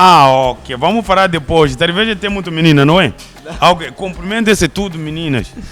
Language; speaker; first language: Portuguese; non-native, learner; Kinyarwanda